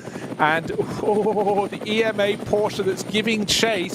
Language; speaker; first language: English; native; English